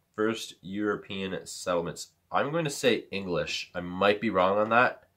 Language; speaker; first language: English; native; English